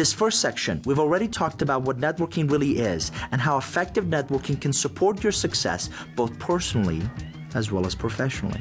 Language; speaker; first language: English; non-native, fluent; Persian